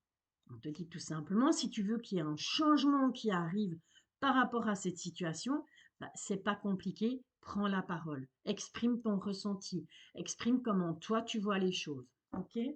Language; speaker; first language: French; native; French